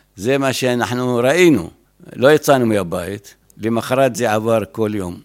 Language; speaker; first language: Hebrew; non-native, fluent; Arabic